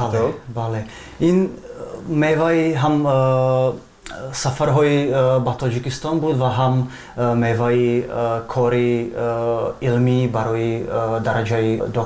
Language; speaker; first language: Persian; non-native, fluent; Czech